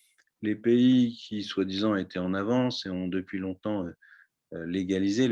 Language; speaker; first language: French; native; French